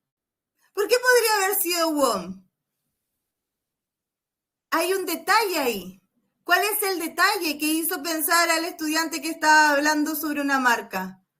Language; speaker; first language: Spanish; native; Spanish